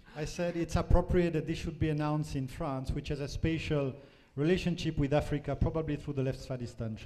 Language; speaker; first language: English; non-native, fluent; French